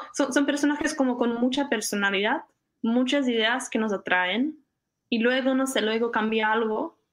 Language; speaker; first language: Spanish; non-native, fluent; Czech